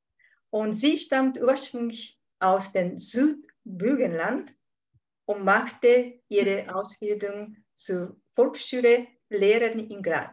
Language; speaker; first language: German; non-native, fluent; Japanese